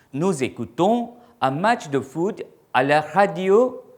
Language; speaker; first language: French; non-native, fluent; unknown